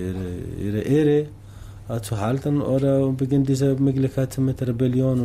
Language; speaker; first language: German; non-native, learner; Tamasheq